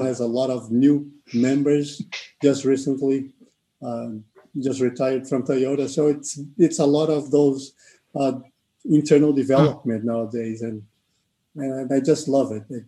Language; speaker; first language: English; non-native, fluent; Portuguese